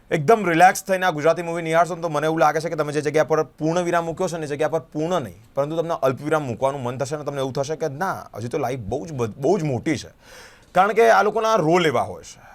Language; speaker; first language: Gujarati; native; Gujarati